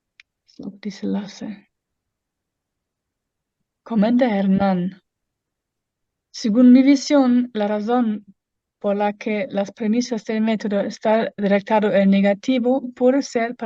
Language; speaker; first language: Spanish; non-native, fluent; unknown